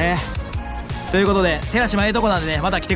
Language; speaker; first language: Japanese; native; Japanese